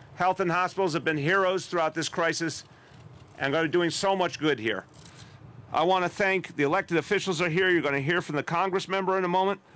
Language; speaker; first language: English; native; English